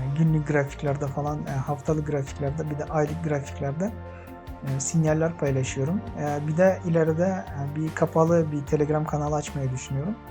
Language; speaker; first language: Turkish; non-native, fluent; Uzbek